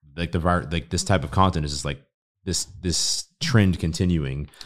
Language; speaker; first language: English; native; English